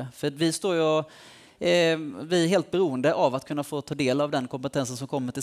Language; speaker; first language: Swedish; native; Swedish